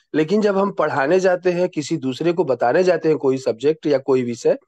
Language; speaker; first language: Hindi; native; Hindi